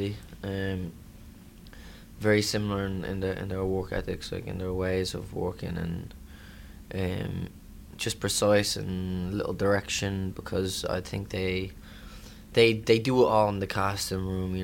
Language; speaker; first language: English; native; English